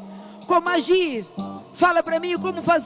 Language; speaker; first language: Portuguese; native; Portuguese